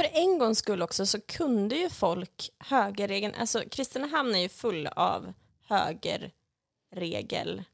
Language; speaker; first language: Swedish; native; Swedish